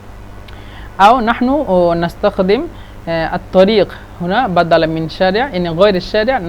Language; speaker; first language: Egyptian Arabic; non-native, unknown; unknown